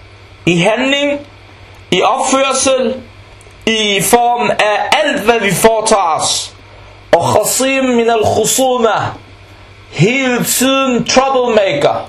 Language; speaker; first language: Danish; non-native, fluent; Arabic